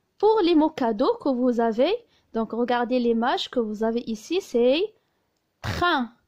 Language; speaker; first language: French; non-native, local second language; Arabic